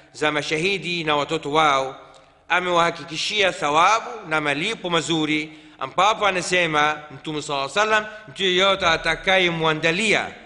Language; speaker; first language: Swahili; non-native, fluent; Arabic